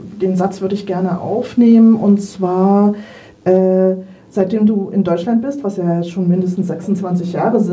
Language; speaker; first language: German; native; German